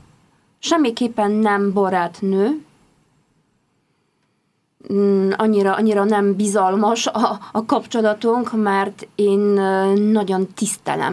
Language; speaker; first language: Hungarian; non-native, fluent; Polish